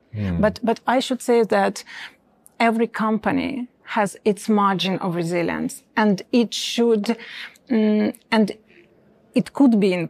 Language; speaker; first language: English; non-native, fluent; Ukrainian